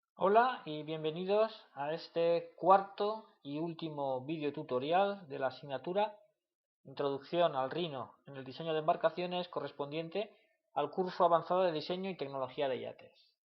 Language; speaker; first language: Spanish; native; Spanish